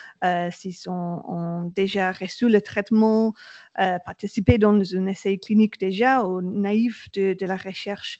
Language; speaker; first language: French; non-native, learner; English